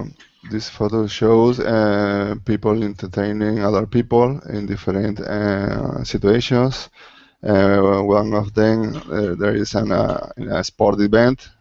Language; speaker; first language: English; non-native, learner; Spanish